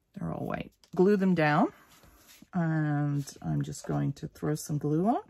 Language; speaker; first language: English; native; English